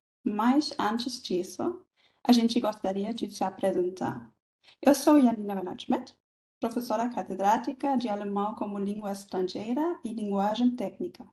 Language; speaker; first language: Portuguese; non-native, fluent; German